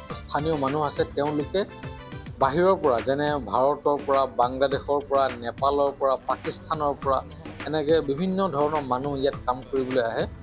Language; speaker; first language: Assamese; native; Assamese